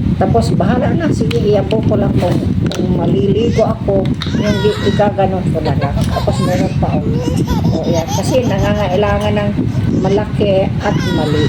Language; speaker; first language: Filipino; non-native, local second language; Cebuano